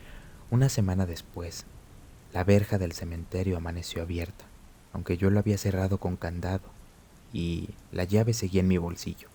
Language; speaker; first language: Spanish; native; Spanish